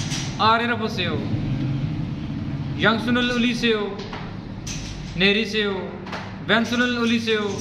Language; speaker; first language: Korean; non-native, fluent; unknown